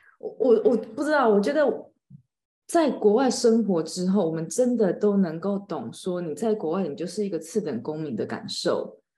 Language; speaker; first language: Chinese; native; Chinese